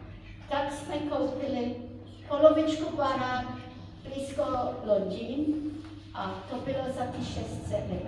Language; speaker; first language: Czech; early bilingual, heritage; Czech